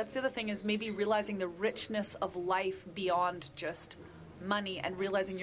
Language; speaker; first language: English; native; English